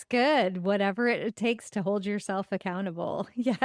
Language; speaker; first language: English; native; English